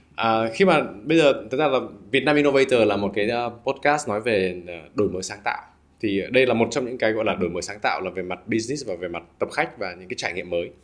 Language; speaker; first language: Vietnamese; native; Vietnamese